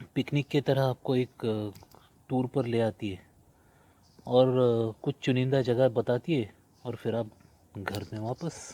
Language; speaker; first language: Hindi; non-native, local second language; Marathi